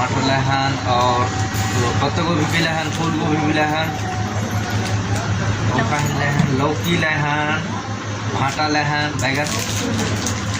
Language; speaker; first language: Hindi; non-native, local second language; Chhattisgarhi